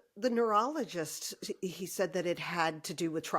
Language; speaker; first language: English; native; English